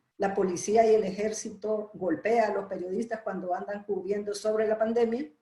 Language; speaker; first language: Spanish; native; Spanish